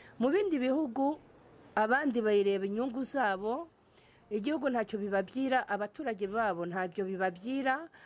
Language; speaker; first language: Kinyarwanda; early bilingual, heritage; Kinyarwanda